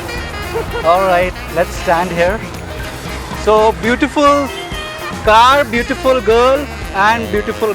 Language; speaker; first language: English; non-native, local second language; Hindi